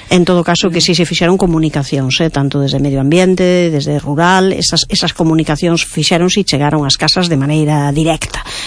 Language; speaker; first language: Galician; native; Galician